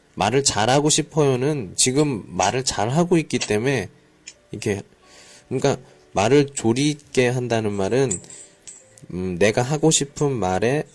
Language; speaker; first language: Korean; native; Korean